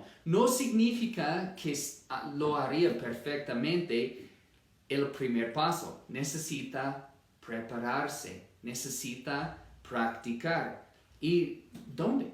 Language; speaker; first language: Spanish; non-native, fluent; English